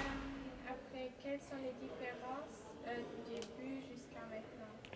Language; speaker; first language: French; non-native, learner; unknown